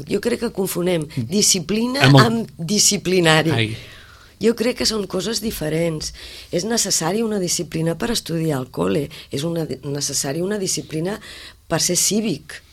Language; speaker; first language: Catalan; native; Catalan